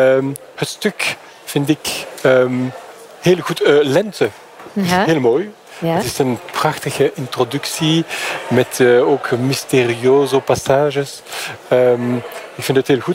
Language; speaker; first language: Dutch; non-native, fluent; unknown